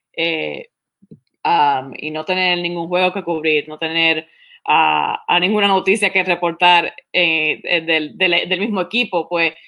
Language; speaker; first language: Spanish; early bilingual, heritage; Spanish